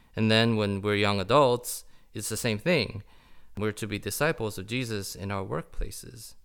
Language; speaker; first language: English; early bilingual, other home language; Chinese